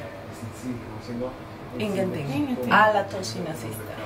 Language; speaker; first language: Swedish; non-native, learner; Spanish